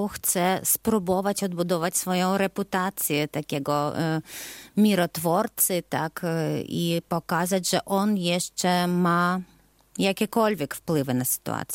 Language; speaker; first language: Polish; non-native, fluent; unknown